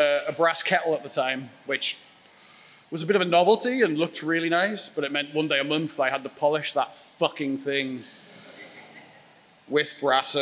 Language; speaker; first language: English; native; English